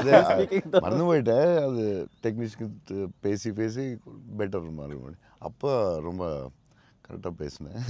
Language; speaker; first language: Tamil; non-native, local second language; Telugu